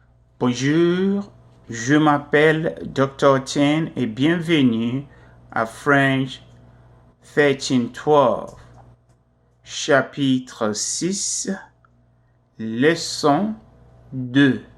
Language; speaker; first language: French; non-native, fluent; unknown